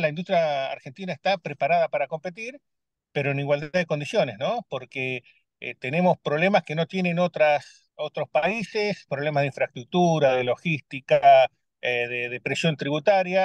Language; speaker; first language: Spanish; native; Spanish